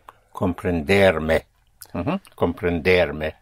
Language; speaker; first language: Spanish; non-native, fluent; English